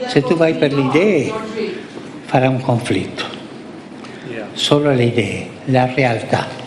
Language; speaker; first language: Italian; early bilingual, heritage; Spanish